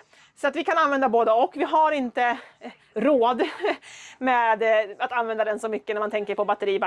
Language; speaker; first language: Swedish; native; Swedish